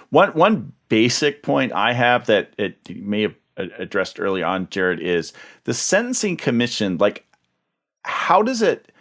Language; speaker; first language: English; native; English